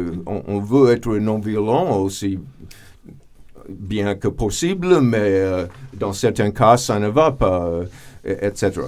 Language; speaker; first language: French; non-native, fluent; English